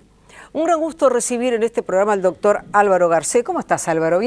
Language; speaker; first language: Spanish; native; Spanish